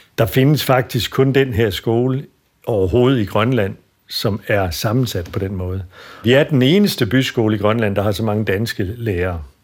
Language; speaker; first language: Danish; native; Danish